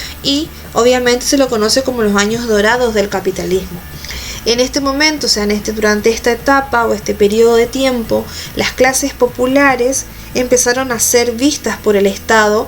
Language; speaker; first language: Spanish; native; Spanish